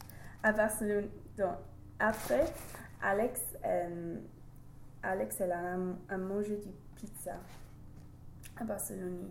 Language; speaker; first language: French; non-native, learner; English